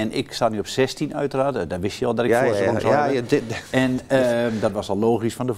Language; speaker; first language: Dutch; native; Dutch